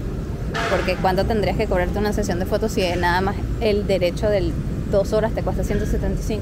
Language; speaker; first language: Spanish; native; Spanish